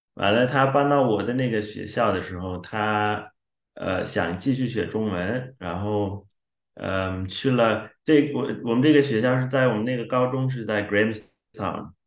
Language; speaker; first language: Chinese; non-native, fluent; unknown